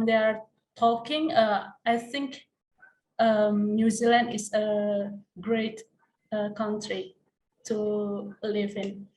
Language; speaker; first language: English; non-native, learner; Indonesian